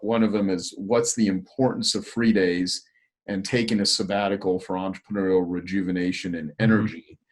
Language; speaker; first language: English; native; English